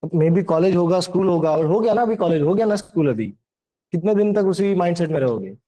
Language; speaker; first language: Hindi; non-native, local second language; Marathi